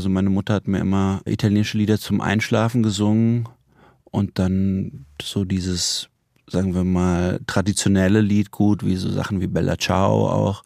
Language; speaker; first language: German; native; German